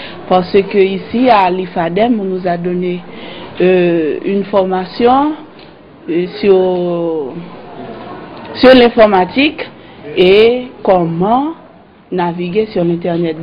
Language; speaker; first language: French; non-native, local second language; Haitian Creole